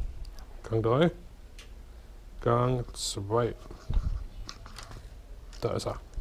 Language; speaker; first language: German; native; German